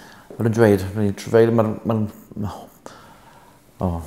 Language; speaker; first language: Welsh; non-native, local second language; English